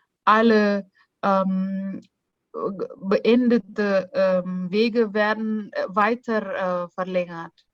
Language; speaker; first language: German; non-native, fluent; Indonesian